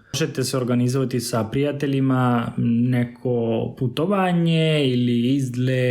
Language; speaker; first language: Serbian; non-native, fluent; Spanish